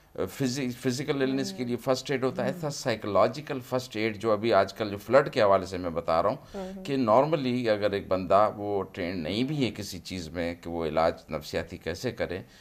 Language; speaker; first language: Urdu; non-native, local second language; Pashto